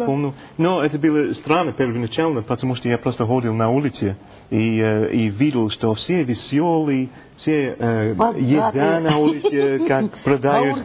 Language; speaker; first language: Russian; non-native, learner; English